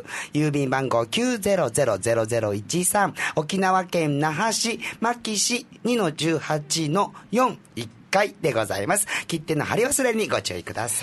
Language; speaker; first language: Japanese; native; Japanese